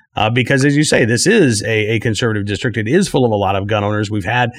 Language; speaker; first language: English; native; English